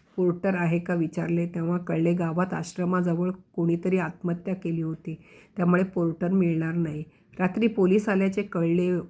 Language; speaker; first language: Marathi; non-native, local second language; Konkani